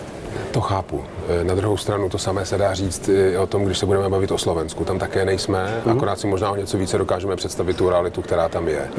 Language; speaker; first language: Czech; native; Czech